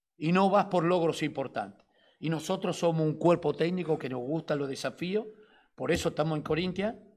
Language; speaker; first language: Spanish; native; Spanish